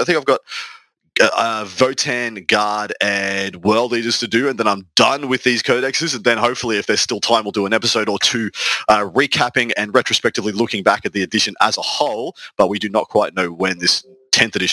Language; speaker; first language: English; native; English